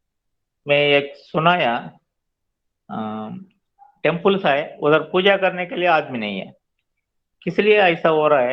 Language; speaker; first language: Hindi; non-native, local second language; Telugu